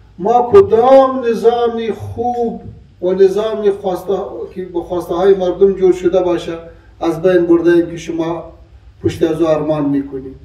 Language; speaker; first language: Persian; non-native, local second language; Pashto